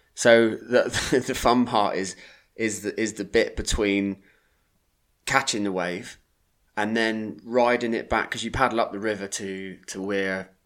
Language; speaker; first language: English; native; English